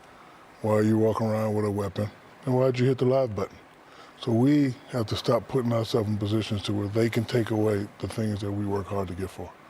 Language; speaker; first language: English; native; English